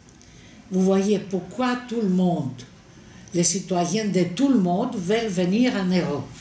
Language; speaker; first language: French; non-native, fluent; Greek